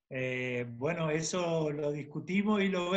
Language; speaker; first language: Spanish; native; Spanish